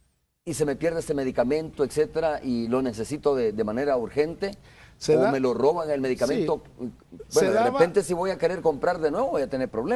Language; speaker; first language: Spanish; native; Spanish